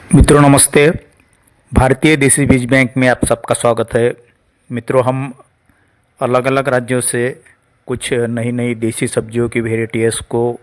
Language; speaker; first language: Hindi; non-native, local second language; Marathi